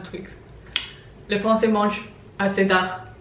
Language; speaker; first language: French; non-native, learner; Chinese